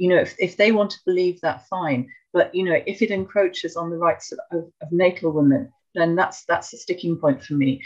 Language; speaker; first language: English; native; English